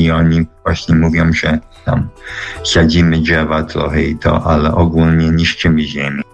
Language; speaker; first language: Polish; early bilingual, heritage; Polish